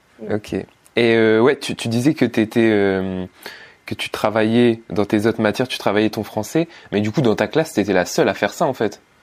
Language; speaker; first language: French; native; French